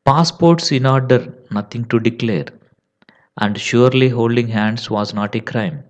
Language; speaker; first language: English; non-native, local second language; Telugu